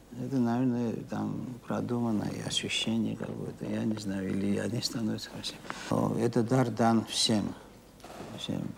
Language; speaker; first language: Russian; non-native, local second language; Georgian